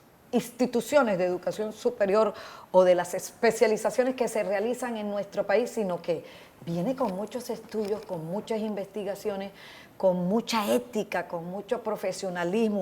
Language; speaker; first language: Spanish; native; Spanish